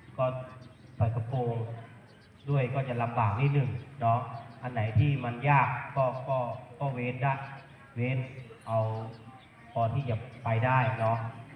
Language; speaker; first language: Thai; native; Thai